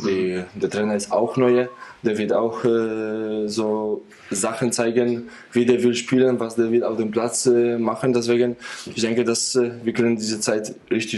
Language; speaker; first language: German; non-native, fluent; Polish